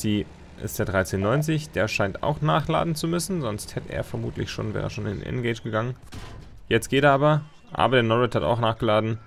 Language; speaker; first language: German; native; German